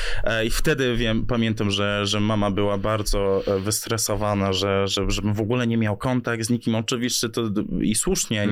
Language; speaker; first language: Polish; early bilingual, heritage; English